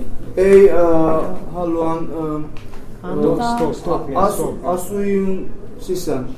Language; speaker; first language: Finnish; non-native, learner; Armenian